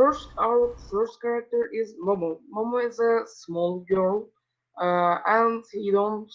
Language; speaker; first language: English; non-native, learner; Turkish